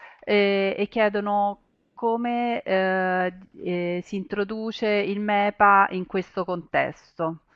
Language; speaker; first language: Italian; native; Italian